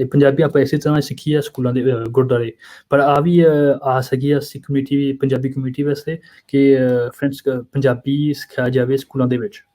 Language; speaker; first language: Punjabi; early bilingual, heritage; Punjabi